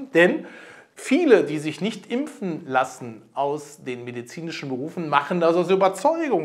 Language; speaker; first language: German; native; German